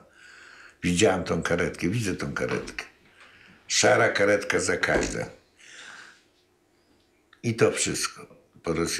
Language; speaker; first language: Polish; non-native, local second language; Russian